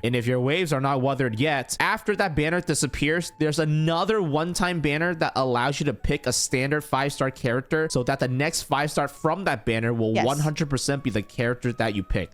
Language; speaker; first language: English; native; English